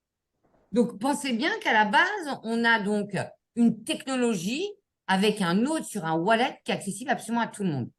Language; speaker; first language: French; native; French